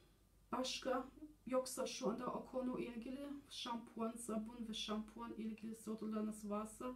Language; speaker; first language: Turkish; early bilingual, heritage; German